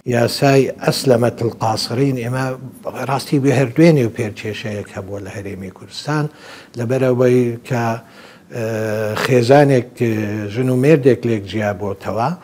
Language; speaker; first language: Central Kurdish; non-native, local second language; Assyrian Neo-Aramaic